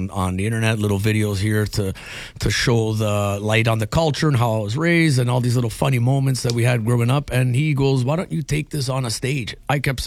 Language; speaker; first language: English; native; English